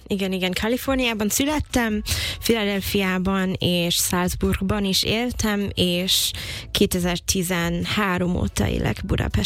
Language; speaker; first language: Hungarian; non-native, fluent; English